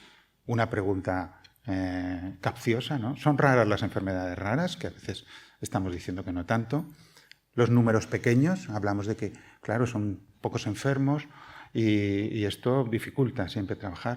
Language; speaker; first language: Spanish; native; Spanish